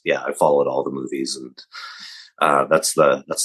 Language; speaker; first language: English; native; English